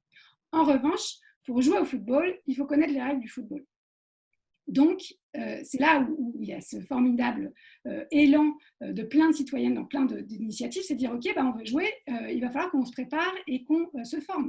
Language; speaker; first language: French; native; French